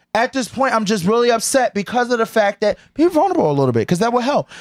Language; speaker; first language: English; native; English